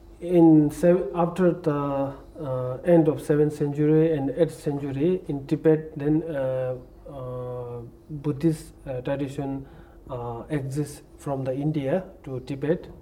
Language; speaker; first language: English; non-native, learner; Tibetan